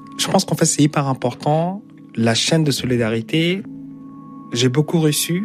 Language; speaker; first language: French; non-native, fluent; Arabic